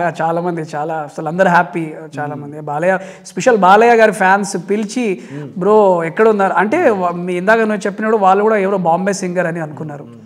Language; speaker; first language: Telugu; non-native, local second language; Urdu